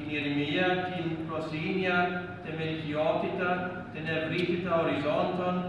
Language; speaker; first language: Greek; non-native, fluent; English